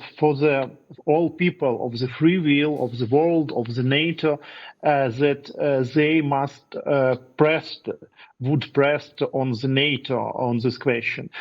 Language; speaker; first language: English; non-native, learner; Ukrainian